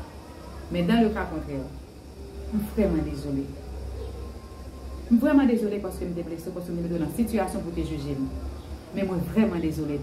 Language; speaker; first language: French; non-native, learner; Haitian Creole